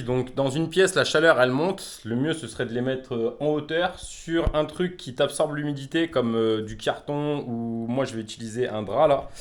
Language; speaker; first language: French; native; French